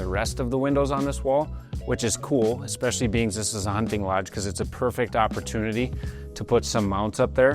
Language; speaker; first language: English; native; English